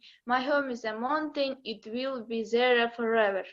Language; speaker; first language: English; non-native, learner; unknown